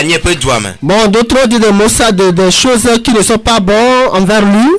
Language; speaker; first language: French; early bilingual, other home language; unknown